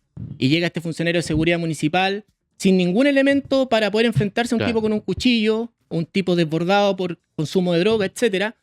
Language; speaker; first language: Spanish; native; Spanish